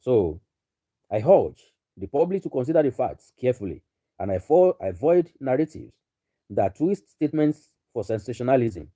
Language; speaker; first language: English; non-native, local second language; Yoruba